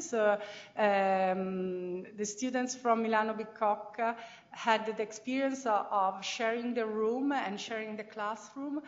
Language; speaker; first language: English; non-native, fluent; Italian